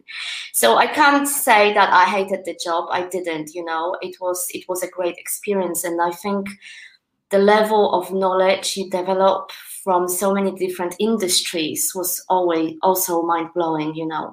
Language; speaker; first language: English; non-native, fluent; Polish